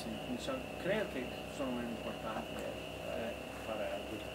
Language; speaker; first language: Spanish; non-native, learner; English